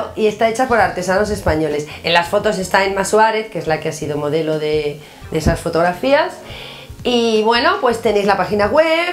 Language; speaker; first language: Spanish; native; Spanish